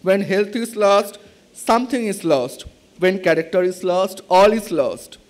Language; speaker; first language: English; non-native, local second language; Bangla